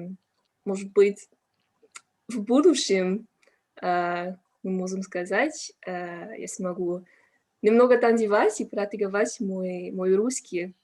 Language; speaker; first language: Russian; non-native, learner; English